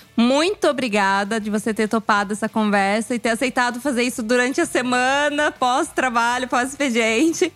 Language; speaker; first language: Portuguese; native; Portuguese